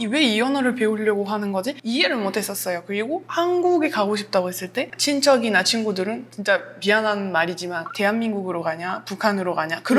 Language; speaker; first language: Korean; non-native, fluent; French